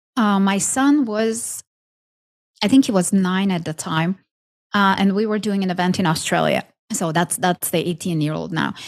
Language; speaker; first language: English; non-native, fluent; Ukrainian